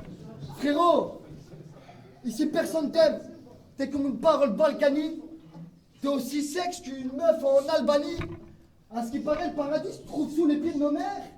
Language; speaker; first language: French; native; French